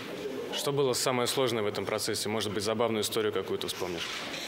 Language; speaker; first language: Russian; native; Russian